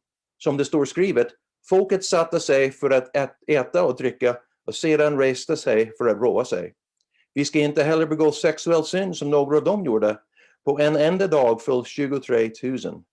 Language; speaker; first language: Swedish; non-native, fluent; English